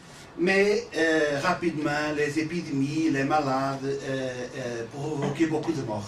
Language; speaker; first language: French; non-native, learner; Portuguese